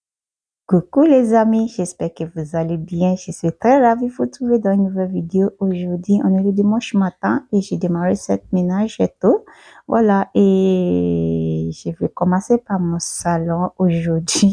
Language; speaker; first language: French; non-native, learner; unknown